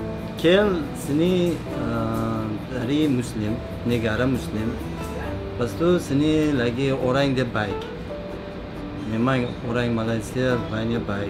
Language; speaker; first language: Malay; non-native, learner; Uzbek